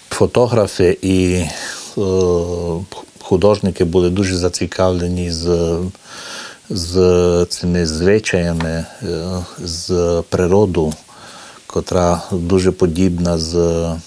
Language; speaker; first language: Ukrainian; early bilingual, heritage; Ukrainian